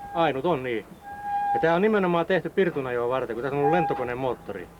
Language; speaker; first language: Finnish; native; Finnish